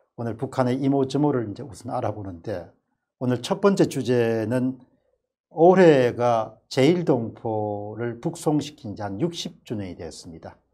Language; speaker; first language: Korean; native; Korean